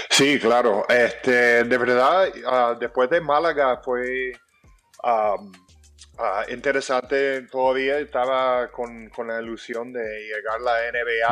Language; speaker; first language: Spanish; early bilingual, heritage; English